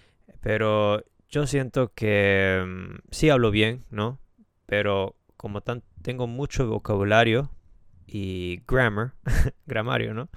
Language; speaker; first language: Spanish; non-native, fluent; English